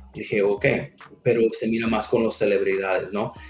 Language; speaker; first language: Spanish; early bilingual, heritage; Spanish